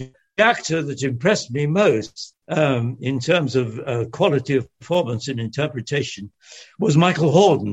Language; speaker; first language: English; early bilingual, other home language; French